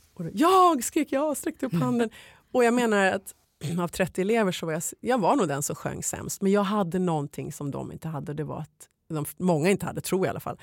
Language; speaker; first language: Swedish; native; Swedish